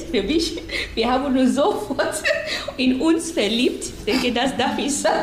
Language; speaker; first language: German; non-native, fluent; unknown